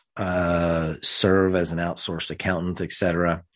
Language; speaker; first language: English; native; English